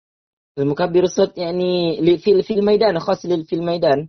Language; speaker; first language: Arabic; non-native, learner; Indonesian